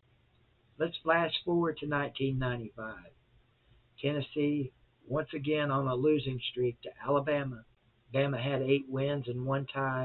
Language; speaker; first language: English; native; English